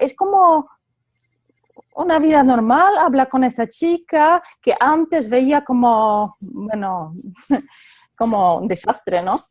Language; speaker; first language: Spanish; non-native, fluent; Polish